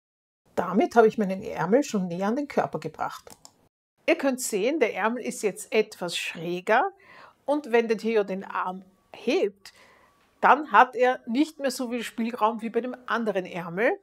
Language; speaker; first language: German; native; German